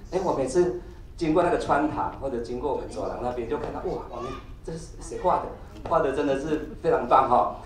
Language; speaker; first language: Chinese; native; Chinese